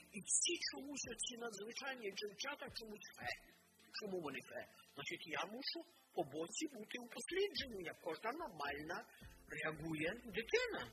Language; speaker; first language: Ukrainian; non-native, local second language; Russian